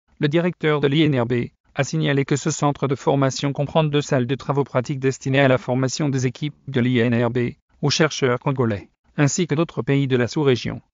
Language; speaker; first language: French; non-native, local second language; Lingala